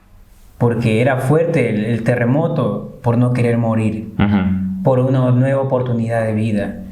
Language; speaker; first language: Spanish; native; Spanish